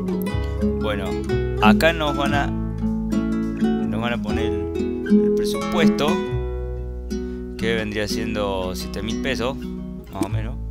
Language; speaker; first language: Spanish; native; Spanish